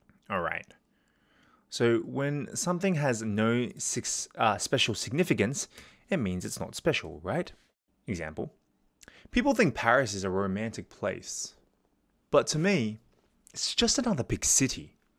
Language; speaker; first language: English; native; English